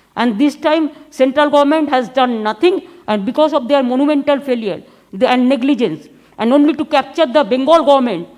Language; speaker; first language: English; non-native, local second language; Bangla